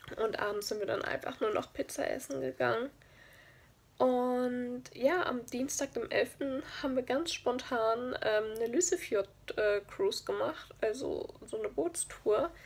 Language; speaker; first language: German; native; German